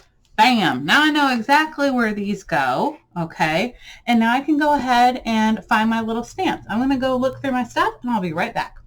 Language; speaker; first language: English; native; English